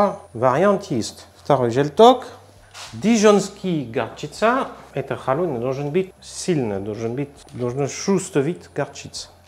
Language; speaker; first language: Russian; non-native, learner; French